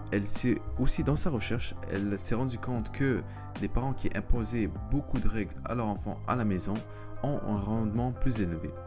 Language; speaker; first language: French; early bilingual, other home language; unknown